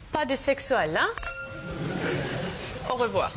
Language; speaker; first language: French; non-native, learner; German